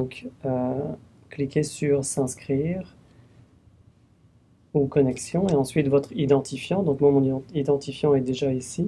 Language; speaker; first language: French; native; French